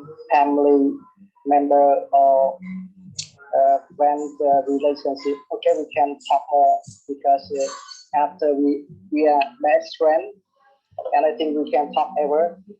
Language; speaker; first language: English; non-native, learner; Vietnamese